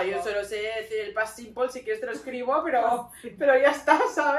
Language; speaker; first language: Spanish; native; Spanish